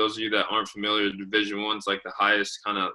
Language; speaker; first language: English; native; English